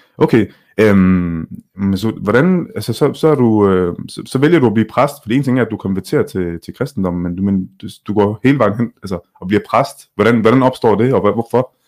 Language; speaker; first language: Danish; early bilingual, other home language; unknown